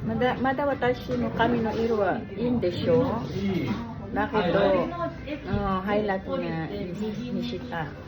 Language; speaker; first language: Japanese; non-native, learner; Filipino